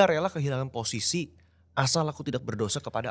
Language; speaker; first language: Indonesian; native; Indonesian